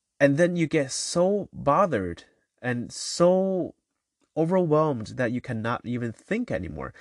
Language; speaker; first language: English; non-native, fluent; Chinese